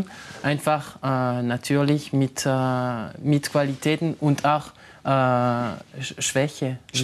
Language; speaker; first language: German; non-native, local second language; French